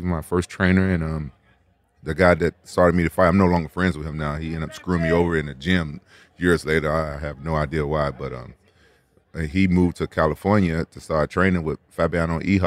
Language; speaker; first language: English; native; English